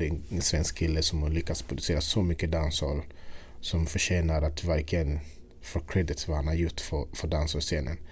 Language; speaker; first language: Swedish; non-native, fluent; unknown